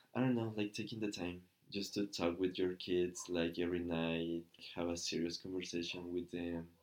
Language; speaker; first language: English; non-native, fluent; Spanish